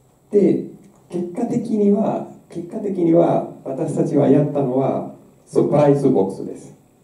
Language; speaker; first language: Japanese; non-native, fluent; Spanish